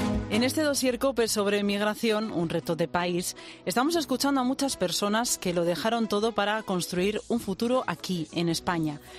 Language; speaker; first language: Spanish; native; Spanish